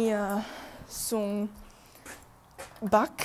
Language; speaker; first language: French; non-native, learner; English